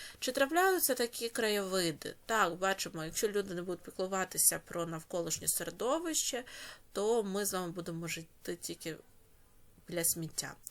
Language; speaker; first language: Ukrainian; native; Ukrainian